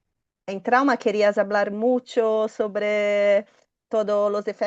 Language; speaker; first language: Spanish; non-native, fluent; Portuguese